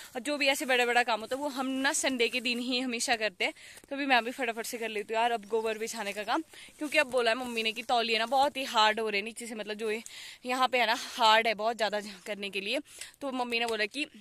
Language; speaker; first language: Hindi; native; Hindi